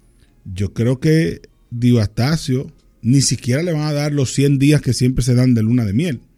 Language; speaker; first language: Spanish; native; Spanish